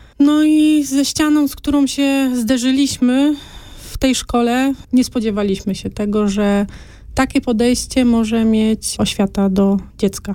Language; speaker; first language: Polish; native; Polish